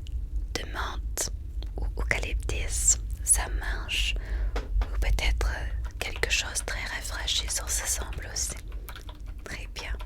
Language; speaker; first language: French; non-native, fluent; English